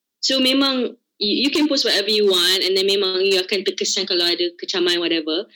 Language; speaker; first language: Malay; native; Malay